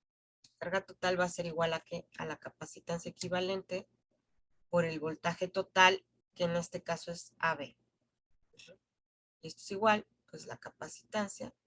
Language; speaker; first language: Spanish; native; Spanish